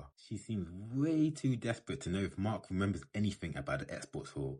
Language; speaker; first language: English; native; English